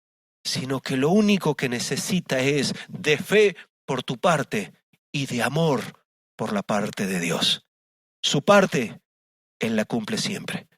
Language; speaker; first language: Spanish; native; Spanish